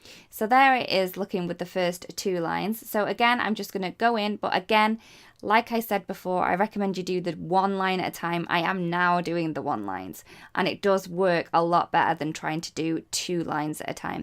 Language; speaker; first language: English; native; English